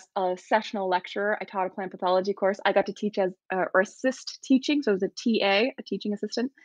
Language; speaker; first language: English; native; English